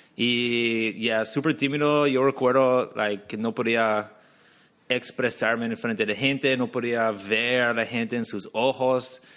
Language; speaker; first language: Spanish; non-native, fluent; English